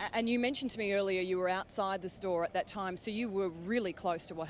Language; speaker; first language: English; native; English